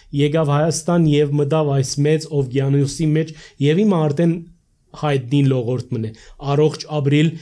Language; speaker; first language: Armenian; early bilingual, heritage; Armenian